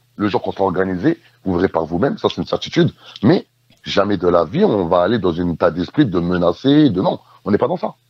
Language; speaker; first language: French; native; French